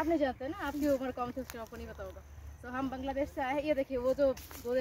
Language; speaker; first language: Hindi; non-native, learner; Bangla